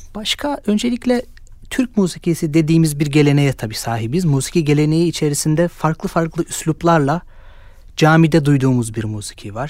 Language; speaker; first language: Turkish; native; Turkish